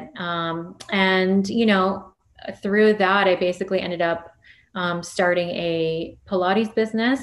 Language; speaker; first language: English; native; English